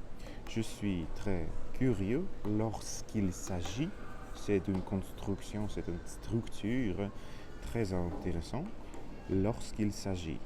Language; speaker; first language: French; non-native, learner; Russian